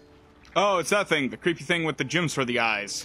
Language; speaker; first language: English; native; English